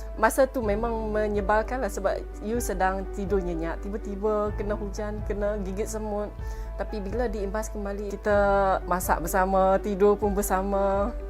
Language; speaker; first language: Malay; non-native, local second language; Iban